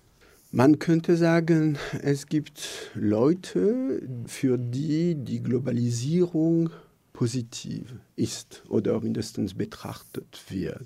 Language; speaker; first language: German; non-native, local second language; French